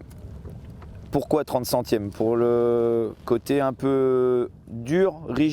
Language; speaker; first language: French; native; French